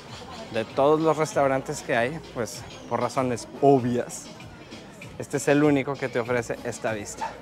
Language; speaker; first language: Spanish; native; Spanish